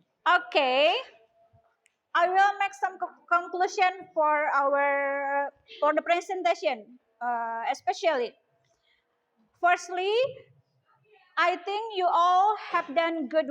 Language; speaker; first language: English; non-native, learner; Indonesian